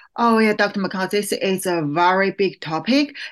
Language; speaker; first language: English; non-native, fluent; Chinese